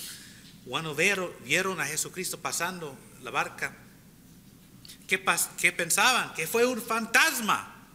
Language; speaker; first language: Spanish; early bilingual, heritage; Spanish